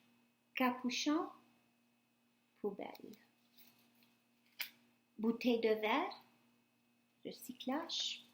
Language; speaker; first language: French; non-native, fluent; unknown